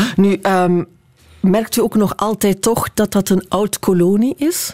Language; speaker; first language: Dutch; native; Dutch